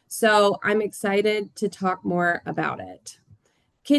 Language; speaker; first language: English; native; English